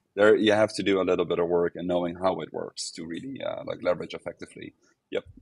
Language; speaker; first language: English; non-native, fluent; Dutch